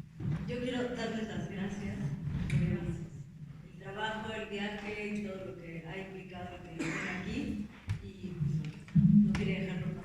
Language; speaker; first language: Spanish; non-native, learner; English